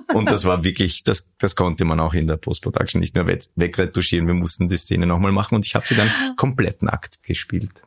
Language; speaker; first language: German; native; German